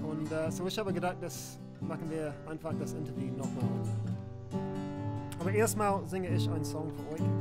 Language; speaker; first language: German; non-native, learner; English